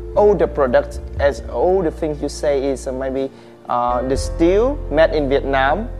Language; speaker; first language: English; non-native, fluent; Vietnamese